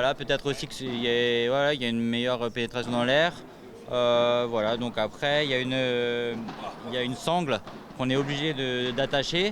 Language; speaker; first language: French; native; French